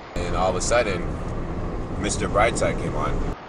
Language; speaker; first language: English; native; English